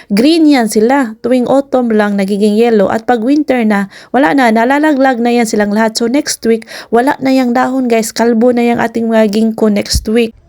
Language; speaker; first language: Filipino; non-native, local second language; Cebuano